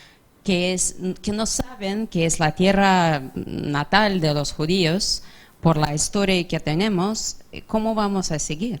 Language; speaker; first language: Spanish; non-native, fluent; English